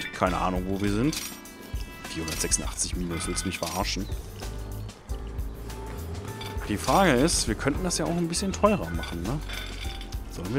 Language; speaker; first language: German; native; German